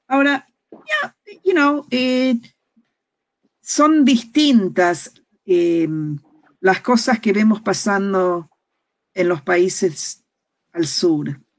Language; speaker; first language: Spanish; early bilingual, heritage; Spanish